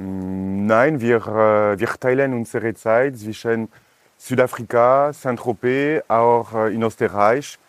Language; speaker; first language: German; non-native, learner; French